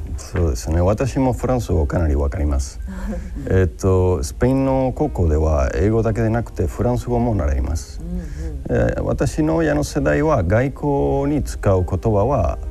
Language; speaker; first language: Japanese; non-native, fluent; Spanish